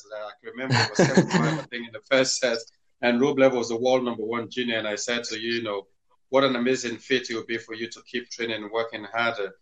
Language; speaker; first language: English; non-native, local second language; Krio